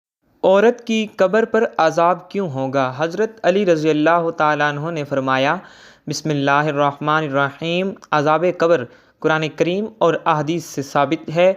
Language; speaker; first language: Urdu; native; Urdu